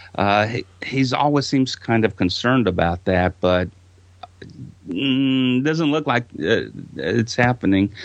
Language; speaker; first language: English; native; English